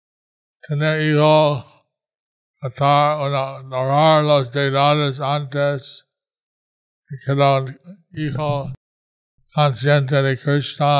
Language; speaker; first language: Spanish; non-native, learner; English